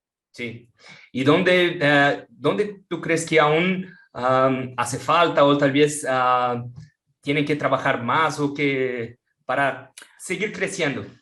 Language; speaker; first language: Spanish; non-native, fluent; Portuguese